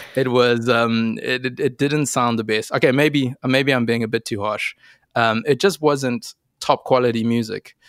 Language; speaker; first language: English; native; English